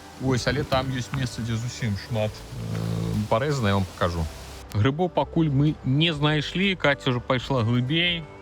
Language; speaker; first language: Belarusian; native; Belarusian